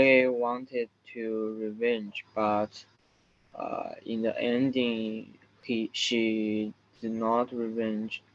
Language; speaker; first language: English; non-native, learner; Chinese